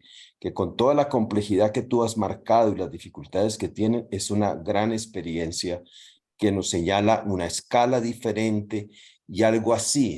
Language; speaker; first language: Spanish; native; Spanish